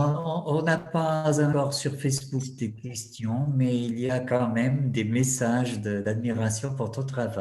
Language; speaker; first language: French; non-native, fluent; Portuguese